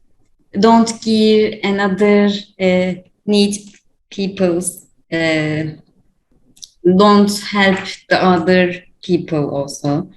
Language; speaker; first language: English; non-native, learner; Turkish